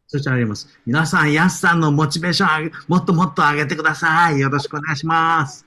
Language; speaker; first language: Japanese; native; Japanese